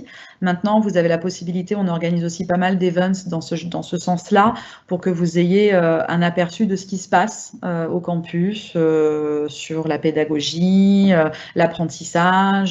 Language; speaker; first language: French; native; French